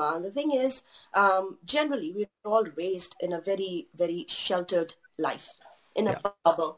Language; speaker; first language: English; non-native, local second language; Urdu